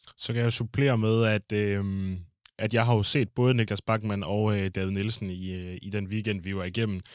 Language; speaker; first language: Danish; native; Danish